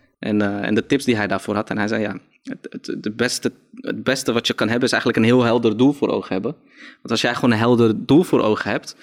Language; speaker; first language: Dutch; early bilingual, other home language; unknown